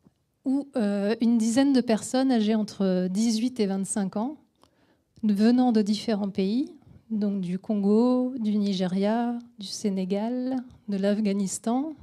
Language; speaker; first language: French; native; French